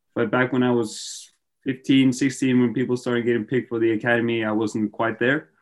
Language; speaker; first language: English; non-native, fluent; Norwegian